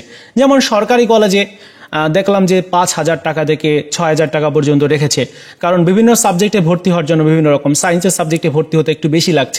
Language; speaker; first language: Bangla; native; Bangla